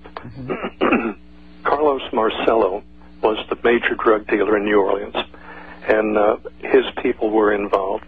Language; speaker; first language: English; native; English